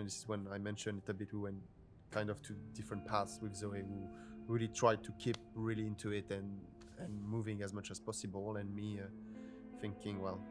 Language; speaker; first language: English; non-native, fluent; French